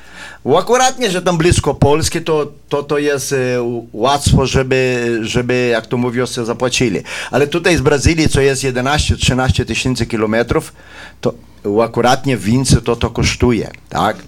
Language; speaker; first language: Polish; early bilingual, heritage; Polish